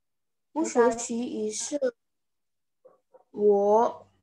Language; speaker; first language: Chinese; non-native, learner; Indonesian